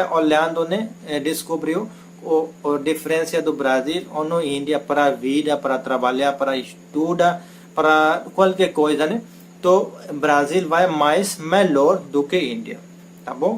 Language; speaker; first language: Portuguese; non-native, learner; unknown